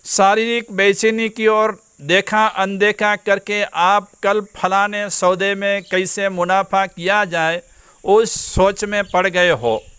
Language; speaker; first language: Hindi; non-native, local second language; Gujarati